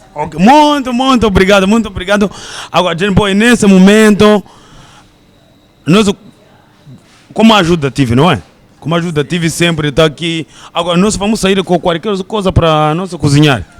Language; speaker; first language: Portuguese; non-native, learner; Kinyarwanda